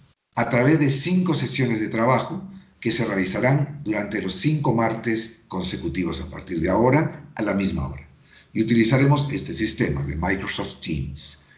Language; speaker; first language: Spanish; native; Spanish